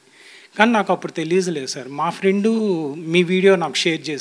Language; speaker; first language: Telugu; native; Telugu